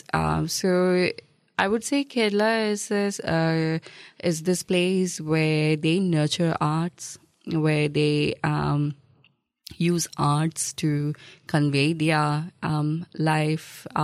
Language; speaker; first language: English; non-native, local second language; Malayalam